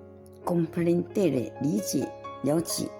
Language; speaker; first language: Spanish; non-native, fluent; Chinese